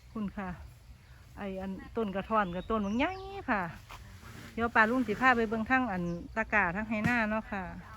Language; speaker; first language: Thai; native; Thai